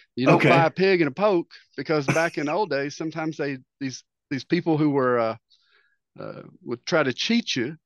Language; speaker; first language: English; native; English